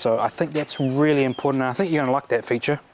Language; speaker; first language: English; native; English